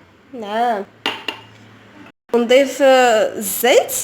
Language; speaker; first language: Arabic; native; Arabic